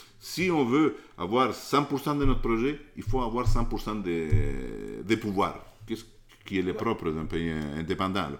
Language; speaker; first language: French; non-native, fluent; Spanish